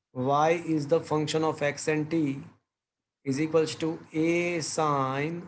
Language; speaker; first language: English; non-native, local second language; Gujarati